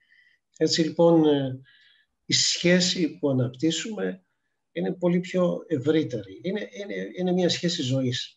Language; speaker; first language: Greek; native; Greek